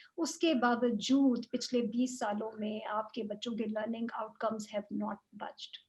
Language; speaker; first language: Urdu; non-native, local second language; Punjabi